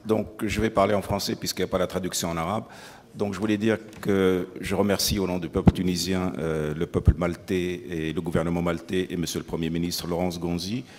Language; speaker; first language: French; non-native, local second language; Arabic